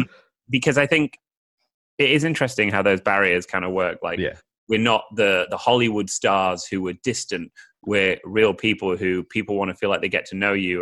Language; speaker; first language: English; native; English